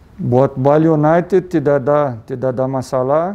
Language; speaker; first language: Indonesian; non-native, learner; Portuguese